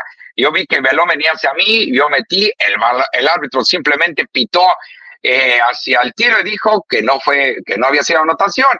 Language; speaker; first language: Spanish; native; Spanish